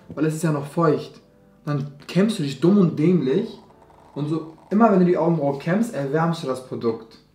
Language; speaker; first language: German; early bilingual, other home language; Albanian